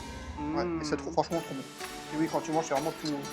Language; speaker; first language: French; native; French